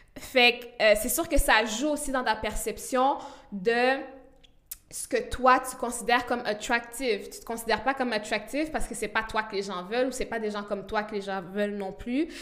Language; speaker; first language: French; early bilingual, other home language; Rundi